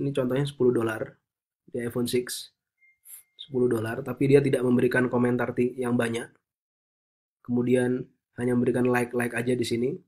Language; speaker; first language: Indonesian; native; Indonesian